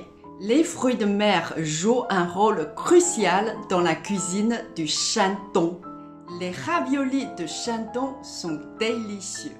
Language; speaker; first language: French; non-native, fluent; Chinese